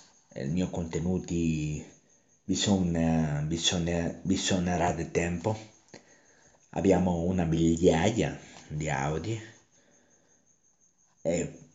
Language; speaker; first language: Italian; non-native, learner; Spanish